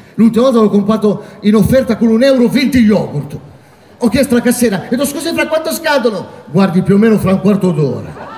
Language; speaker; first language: Italian; native; Italian